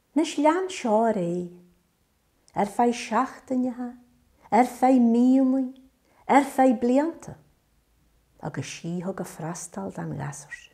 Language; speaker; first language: Irish; native; Irish